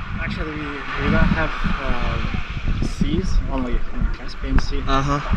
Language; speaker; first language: English; non-native, fluent; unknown